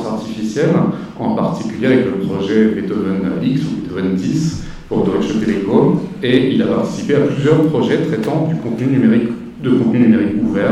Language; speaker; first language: French; native; French